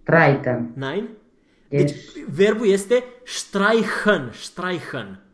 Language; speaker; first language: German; non-native, fluent; Romanian